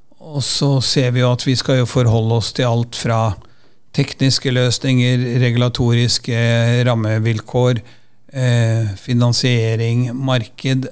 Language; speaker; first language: Norwegian; native; Norwegian